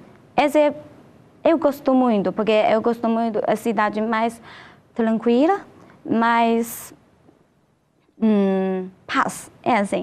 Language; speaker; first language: Portuguese; non-native, learner; Chinese